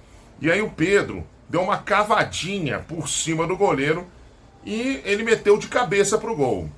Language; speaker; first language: Portuguese; native; Portuguese